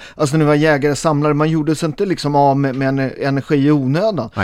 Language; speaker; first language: Swedish; early bilingual, other home language; Italian